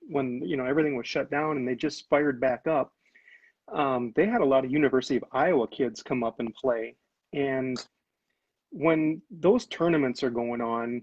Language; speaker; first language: English; native; English